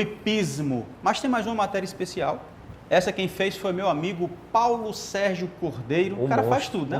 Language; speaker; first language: Portuguese; native; Portuguese